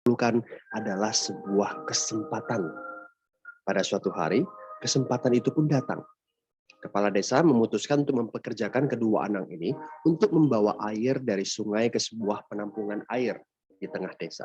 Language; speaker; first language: Indonesian; native; Indonesian